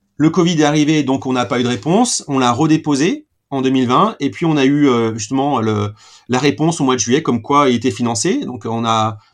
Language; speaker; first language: French; native; French